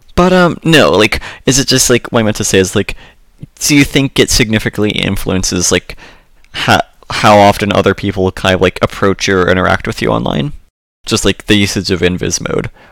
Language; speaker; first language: English; native; English